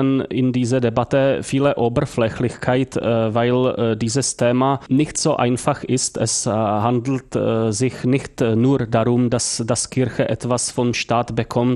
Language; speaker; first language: German; non-native, fluent; Czech